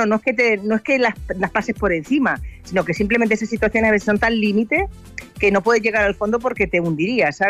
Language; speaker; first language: Spanish; native; Spanish